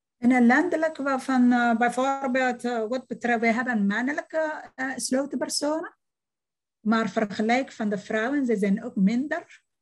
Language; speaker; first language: Dutch; non-native, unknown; Somali